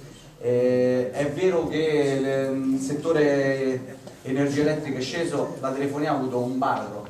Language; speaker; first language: Italian; native; Italian